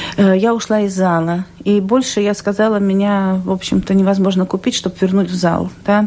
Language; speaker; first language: Russian; native; Russian